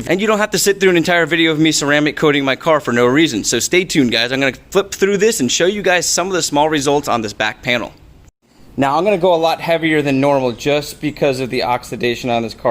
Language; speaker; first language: English; native; English